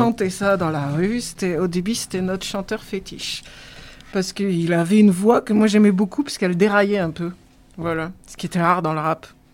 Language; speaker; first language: French; native; French